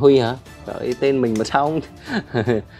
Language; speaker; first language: Vietnamese; native; Vietnamese